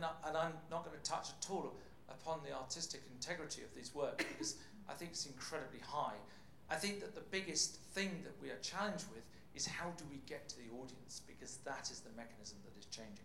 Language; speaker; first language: English; native; English